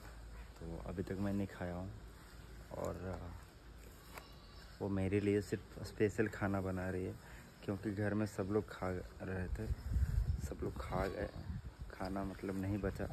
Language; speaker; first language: Hindi; native; Hindi